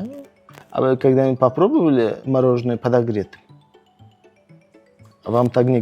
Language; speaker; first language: Russian; non-native, local second language; Tajik